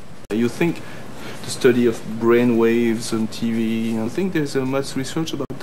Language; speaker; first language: English; non-native, fluent; French